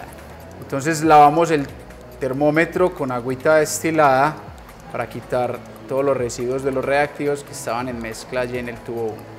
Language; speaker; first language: Spanish; native; Spanish